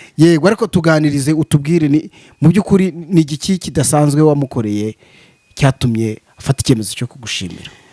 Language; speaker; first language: Kinyarwanda; native; Kinyarwanda